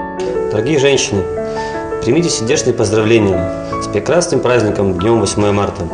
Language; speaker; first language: Russian; native; Russian